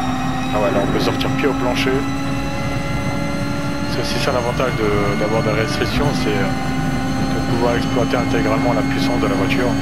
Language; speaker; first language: French; native; French